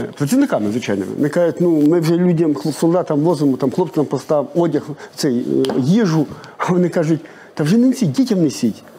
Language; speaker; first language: Ukrainian; native; Ukrainian